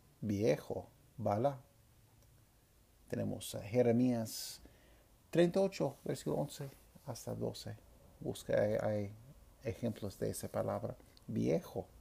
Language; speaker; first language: Spanish; non-native, fluent; English